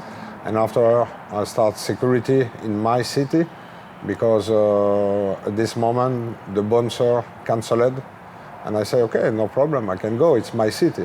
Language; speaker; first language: English; non-native, learner; French